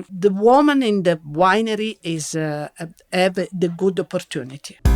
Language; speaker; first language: English; non-native, learner; Italian